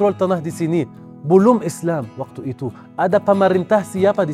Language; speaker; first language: Indonesian; non-native, learner; Arabic